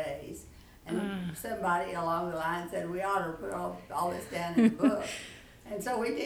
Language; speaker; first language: English; native; English